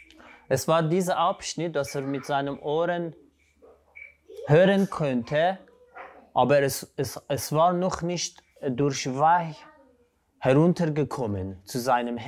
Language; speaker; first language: German; non-native, fluent; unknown